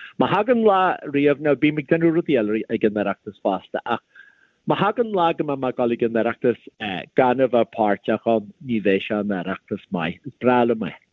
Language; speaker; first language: Irish; native; Irish